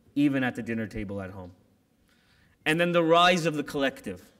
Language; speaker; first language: English; native; English